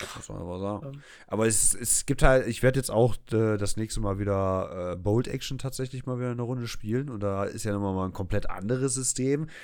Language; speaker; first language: German; non-native, fluent; English